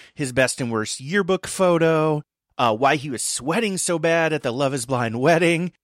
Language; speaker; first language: English; native; English